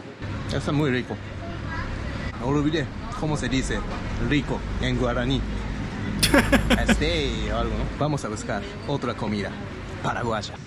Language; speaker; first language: Spanish; non-native, fluent; Japanese